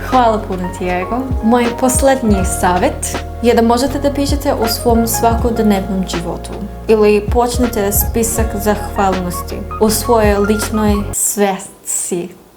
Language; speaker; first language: Serbian; non-native, learner; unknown